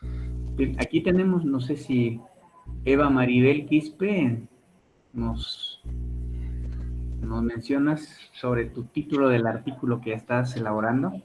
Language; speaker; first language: Spanish; native; Spanish